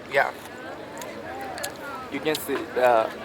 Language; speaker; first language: English; non-native, learner; Japanese